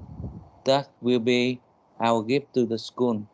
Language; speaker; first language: English; non-native, learner; Vietnamese